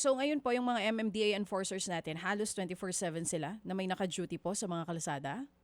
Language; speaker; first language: Filipino; native; Filipino